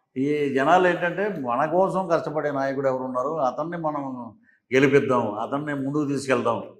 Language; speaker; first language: Telugu; native; Telugu